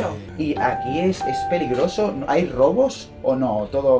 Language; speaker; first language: Spanish; native; Spanish